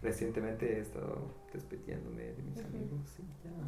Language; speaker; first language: Spanish; non-native, fluent; English